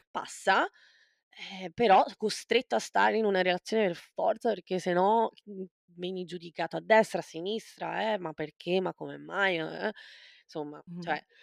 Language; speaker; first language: Italian; native; Italian